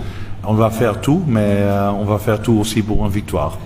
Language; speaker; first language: French; non-native, local second language; Dutch